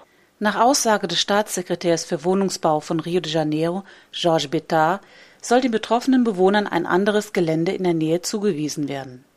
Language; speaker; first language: German; native; German